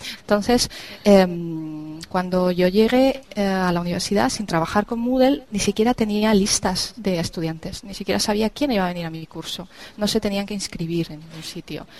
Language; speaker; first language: Spanish; native; Spanish